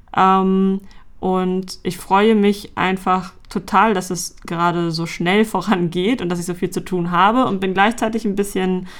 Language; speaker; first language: German; native; German